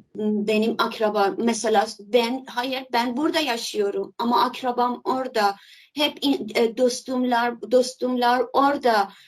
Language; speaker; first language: Turkish; non-native, learner; Persian